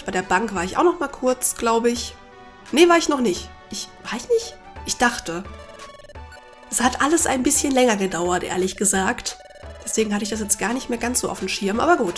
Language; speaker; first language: German; native; German